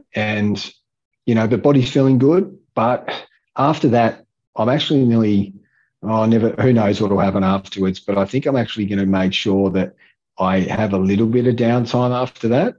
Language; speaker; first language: English; native; English